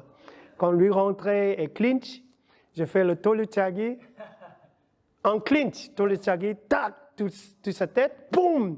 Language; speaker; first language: French; non-native, learner; Vietnamese